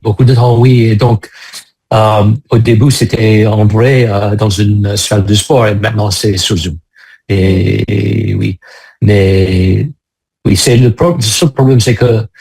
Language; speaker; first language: French; non-native, fluent; English